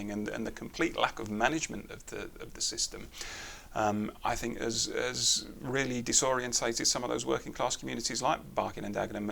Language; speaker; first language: English; native; English